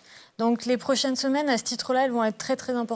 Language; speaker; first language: French; native; French